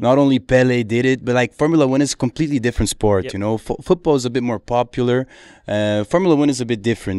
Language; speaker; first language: English; non-native, fluent; Portuguese